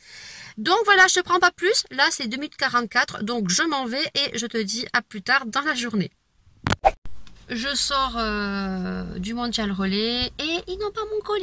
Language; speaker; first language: French; native; French